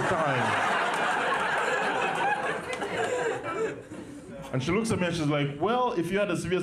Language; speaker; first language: English; non-native, local second language; Ganda